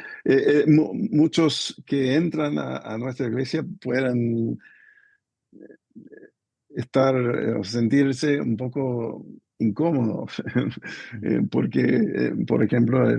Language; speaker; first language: Spanish; non-native, fluent; English